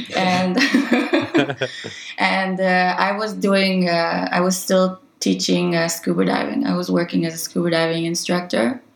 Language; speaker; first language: English; non-native, fluent; Hebrew